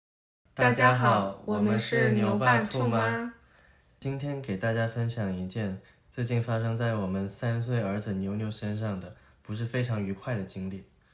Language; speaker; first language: Chinese; native; Chinese